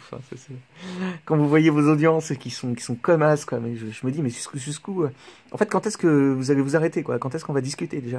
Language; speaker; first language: French; native; French